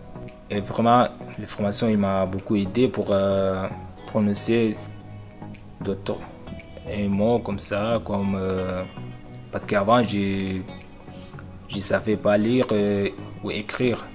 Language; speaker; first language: French; non-native, learner; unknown